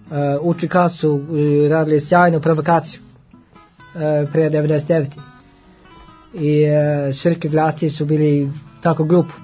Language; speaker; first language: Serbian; non-native, learner; Norwegian